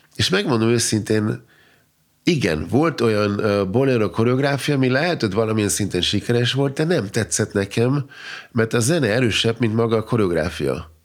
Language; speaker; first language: Hungarian; non-native, fluent; German